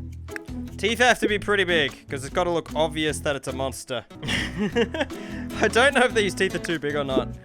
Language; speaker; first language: English; native; English